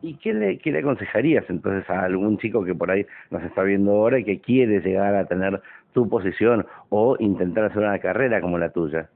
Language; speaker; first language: Spanish; native; Spanish